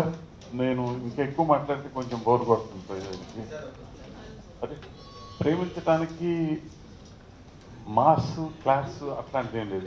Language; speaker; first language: Telugu; native; Telugu